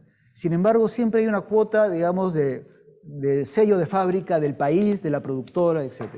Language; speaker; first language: Spanish; native; Spanish